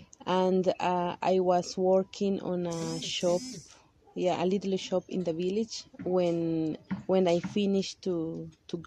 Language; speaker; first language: English; non-native, learner; Kaqchikel